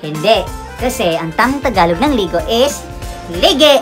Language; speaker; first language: Filipino; non-native, local second language; Cebuano